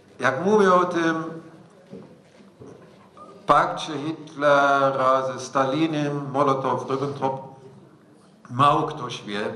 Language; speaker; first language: Polish; non-native, fluent; German